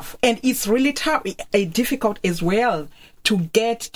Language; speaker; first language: English; non-native, local second language; Shona